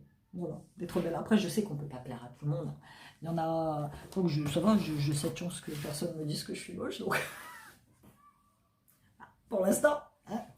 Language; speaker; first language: French; native; French